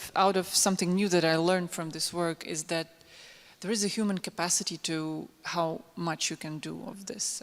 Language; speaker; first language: English; non-native, fluent; Ukrainian